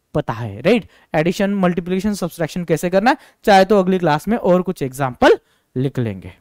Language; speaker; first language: Hindi; non-native, local second language; Marathi